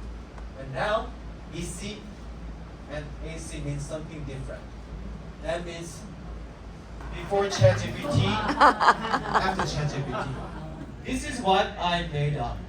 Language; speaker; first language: English; non-native, fluent; Korean